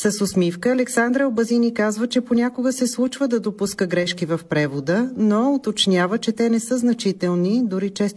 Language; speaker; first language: Bulgarian; native; Bulgarian